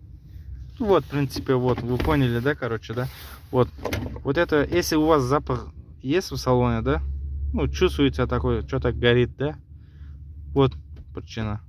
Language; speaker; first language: Russian; non-native, local second language; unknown